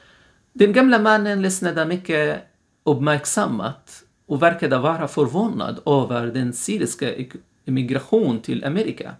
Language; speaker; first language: Swedish; non-native, fluent; Arabic